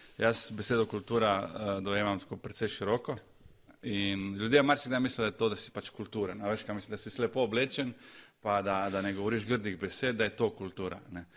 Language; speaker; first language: Slovenian; early bilingual, other home language; Croatian